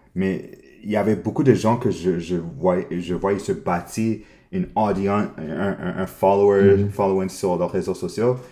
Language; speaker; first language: French; early bilingual, other home language; English